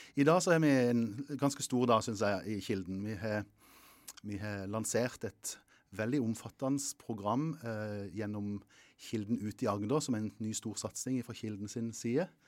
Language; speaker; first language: Norwegian; native; Norwegian